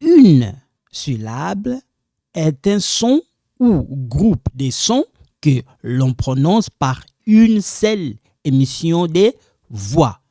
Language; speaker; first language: French; non-native, local second language; Lingala